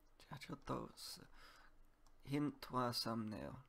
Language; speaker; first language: Japanese; non-native, learner; English